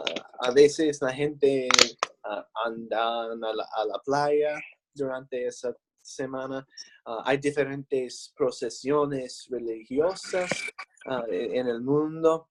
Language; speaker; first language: Spanish; non-native, fluent; English